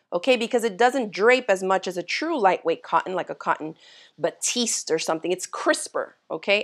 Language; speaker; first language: English; native; English